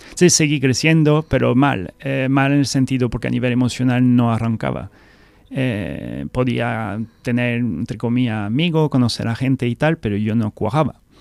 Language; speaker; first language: Spanish; non-native, fluent; French